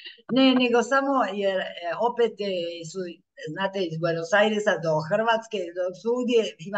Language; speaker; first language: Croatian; early bilingual, heritage; Croatian